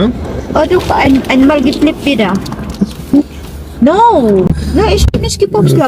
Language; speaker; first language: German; non-native, learner; Filipino